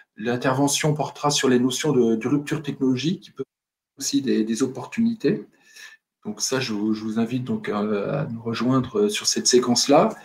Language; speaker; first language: French; native; French